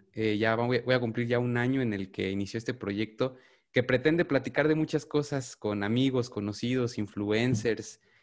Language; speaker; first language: Spanish; native; Spanish